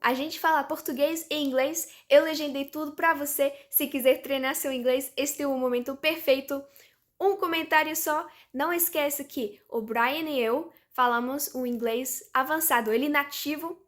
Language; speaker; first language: Portuguese; non-native, fluent; French